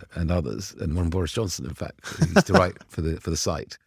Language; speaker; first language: English; early bilingual, other home language; Arabic